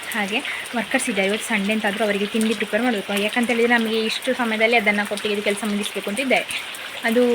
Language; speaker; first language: Kannada; non-native, local second language; Konkani